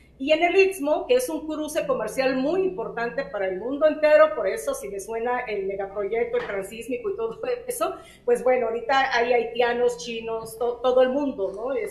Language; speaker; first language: Spanish; non-native, local second language; Zapotec